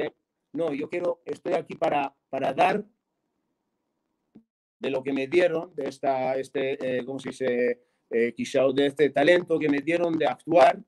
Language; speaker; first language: Spanish; non-native, fluent; Hebrew